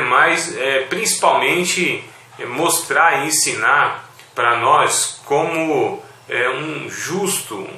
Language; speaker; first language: Portuguese; native; Portuguese